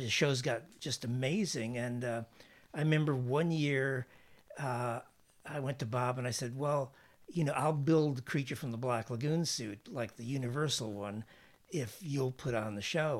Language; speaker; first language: English; native; English